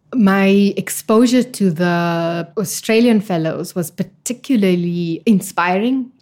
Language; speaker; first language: English; native; English